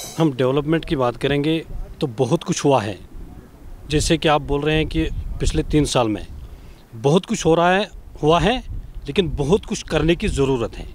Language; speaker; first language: Hindi; non-native, local second language; Kashmiri